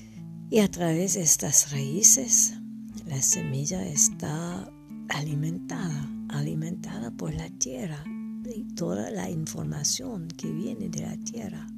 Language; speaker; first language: Spanish; non-native, fluent; English